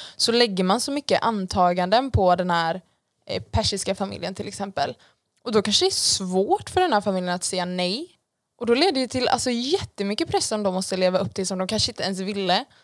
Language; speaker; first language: Swedish; early bilingual, other home language; Persian